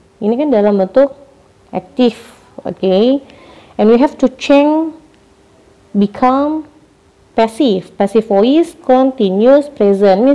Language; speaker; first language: English; non-native, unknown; Indonesian